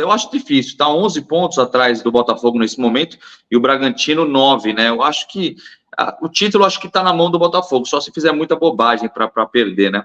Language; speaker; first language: Portuguese; native; Portuguese